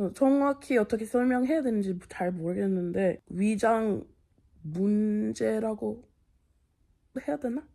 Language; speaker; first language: Korean; non-native, fluent; English